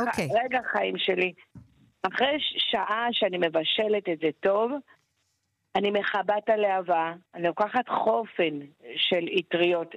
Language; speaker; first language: Hebrew; native; Hebrew